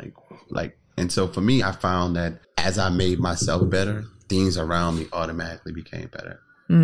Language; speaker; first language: English; native; English